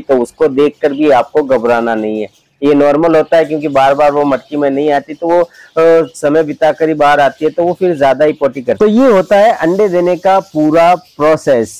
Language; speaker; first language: Hindi; native; Hindi